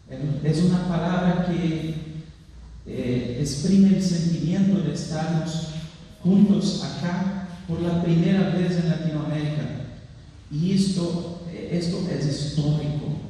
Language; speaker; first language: Spanish; non-native, fluent; Portuguese